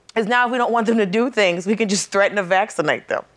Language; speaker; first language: English; native; English